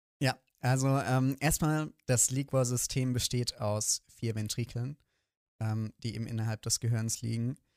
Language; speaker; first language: German; native; German